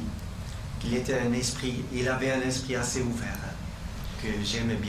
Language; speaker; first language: French; non-native, local second language; German